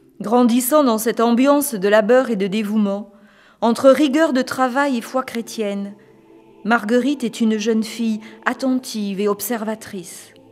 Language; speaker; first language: French; native; French